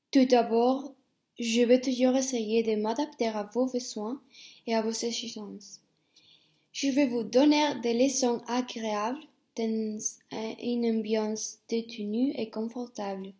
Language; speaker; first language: French; non-native, fluent; Spanish